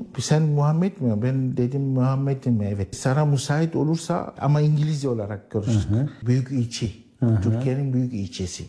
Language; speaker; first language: Turkish; non-native, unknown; Arabic